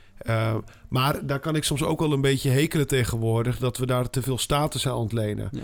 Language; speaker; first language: Dutch; native; Dutch